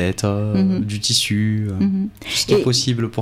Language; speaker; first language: French; native; French